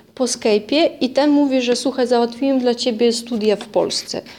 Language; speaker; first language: Polish; non-native, fluent; Russian